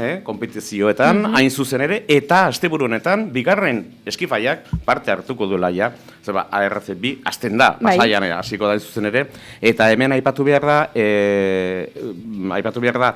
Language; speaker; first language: Basque; native; Basque